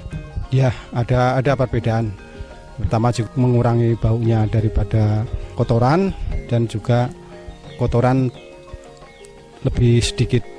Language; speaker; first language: Indonesian; non-native, local second language; Javanese